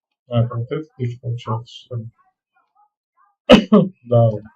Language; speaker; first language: Russian; native; Russian